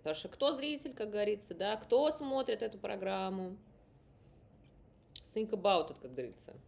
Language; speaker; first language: Russian; native; Russian